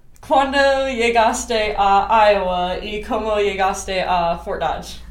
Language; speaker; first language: Spanish; non-native, learner; English